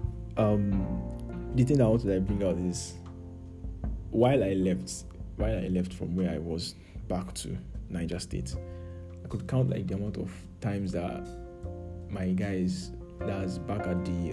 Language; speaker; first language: English; non-native, local second language; Yoruba